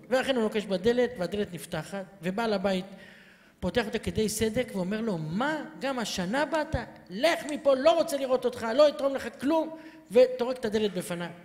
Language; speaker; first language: Hebrew; native; Hebrew